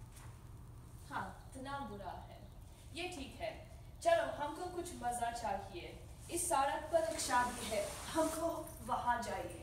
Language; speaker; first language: Hindi; non-native, learner; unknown